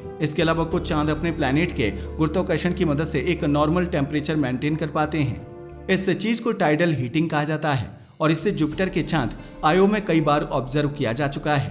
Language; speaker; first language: Hindi; native; Hindi